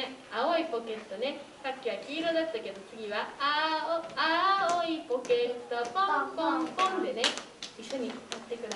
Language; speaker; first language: Japanese; native; Japanese